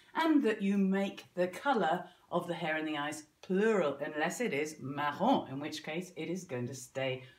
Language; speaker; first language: English; native; English